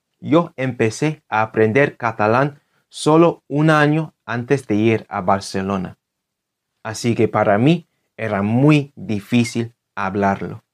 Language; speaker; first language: Spanish; non-native, fluent; English